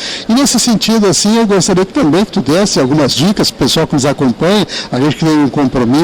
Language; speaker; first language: Portuguese; native; Portuguese